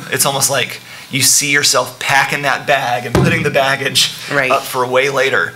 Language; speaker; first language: English; native; English